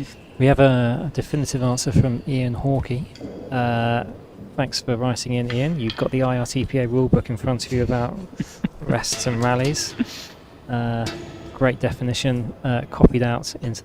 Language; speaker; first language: English; native; English